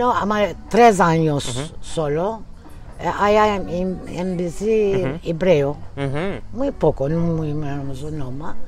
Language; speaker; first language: Spanish; early bilingual, heritage; Turkish